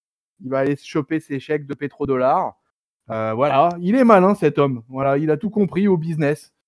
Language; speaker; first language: French; native; French